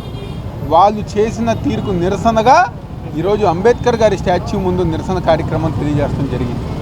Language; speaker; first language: Telugu; native; Telugu